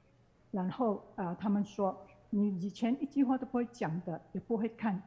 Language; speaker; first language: Chinese; non-native, learner; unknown